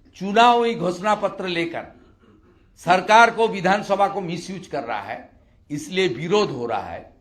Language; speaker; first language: Hindi; non-native, local second language; Bangla